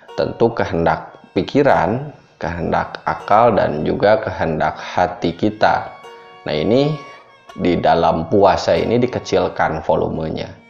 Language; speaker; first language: Indonesian; non-native, local second language; Sundanese